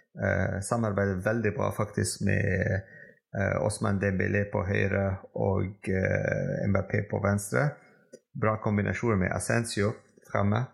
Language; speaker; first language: Norwegian; non-native, fluent; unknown